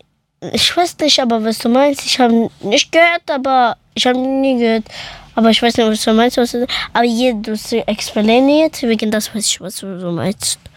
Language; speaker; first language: German; early bilingual, other home language; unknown